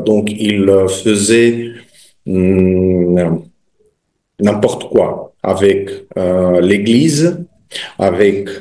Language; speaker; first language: French; non-native, fluent; Russian